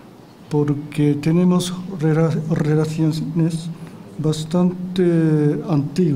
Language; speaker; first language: Spanish; non-native, fluent; Japanese